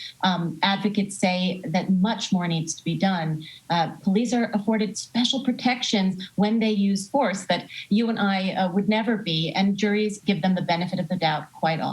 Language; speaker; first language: English; native; English